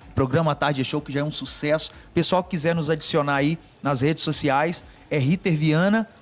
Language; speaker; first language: Portuguese; native; Portuguese